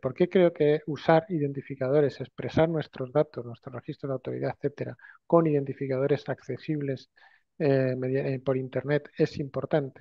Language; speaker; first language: Spanish; native; Spanish